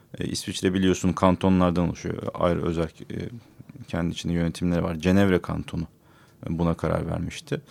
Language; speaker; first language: Turkish; native; Turkish